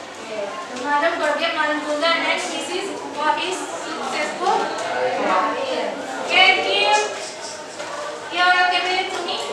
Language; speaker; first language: English; non-native, fluent; Indonesian